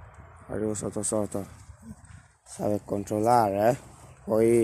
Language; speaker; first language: Italian; non-native, learner; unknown